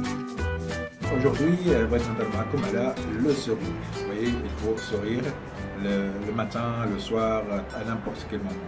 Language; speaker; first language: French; non-native, local second language; Arabic